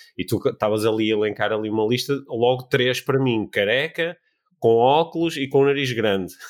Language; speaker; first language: Portuguese; native; Portuguese